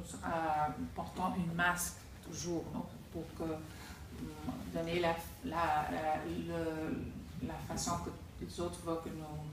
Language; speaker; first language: French; non-native, fluent; Spanish